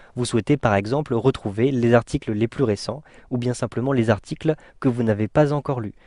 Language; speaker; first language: French; native; French